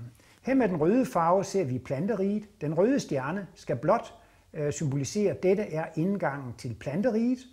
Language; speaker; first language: Danish; native; Danish